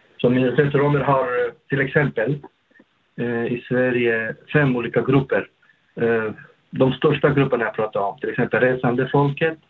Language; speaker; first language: Swedish; non-native, fluent; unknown